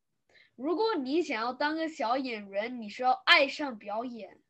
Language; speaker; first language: Chinese; early bilingual, other home language; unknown